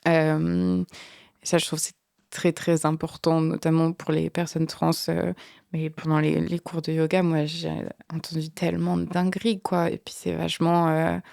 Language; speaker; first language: French; native; French